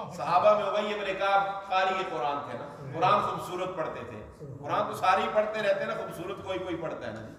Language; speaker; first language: Urdu; non-native, local second language; Northern Hindko